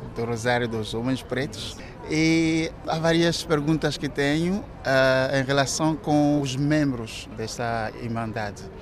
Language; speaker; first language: Portuguese; non-native, fluent; Ewe